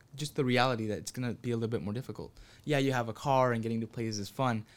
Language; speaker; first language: English; native; English